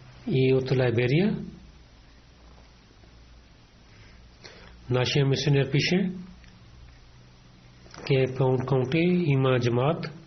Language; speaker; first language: Bulgarian; non-native, fluent; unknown